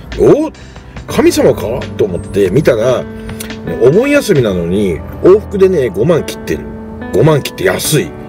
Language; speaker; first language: Japanese; native; Japanese